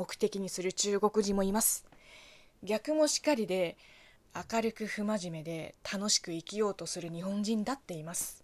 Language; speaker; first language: Japanese; non-native, fluent; Chinese